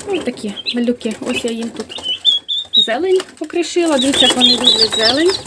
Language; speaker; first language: Ukrainian; non-native, local second language; Russian